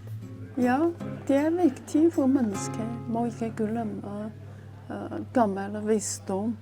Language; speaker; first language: Norwegian; non-native, learner; Chinese